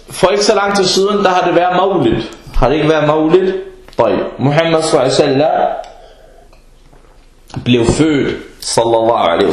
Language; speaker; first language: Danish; early bilingual, other home language; Arabic